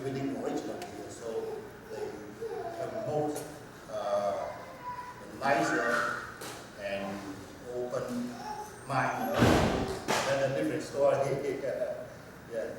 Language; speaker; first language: English; non-native, learner; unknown